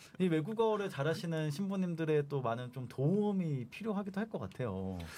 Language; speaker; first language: Korean; native; Korean